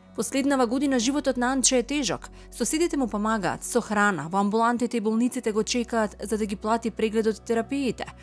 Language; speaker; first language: Macedonian; native; Macedonian